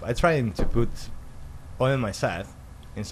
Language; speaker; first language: English; non-native, learner; Italian